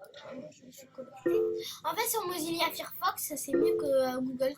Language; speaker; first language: French; native; French